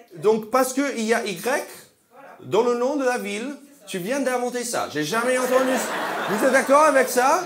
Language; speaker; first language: French; non-native, fluent; English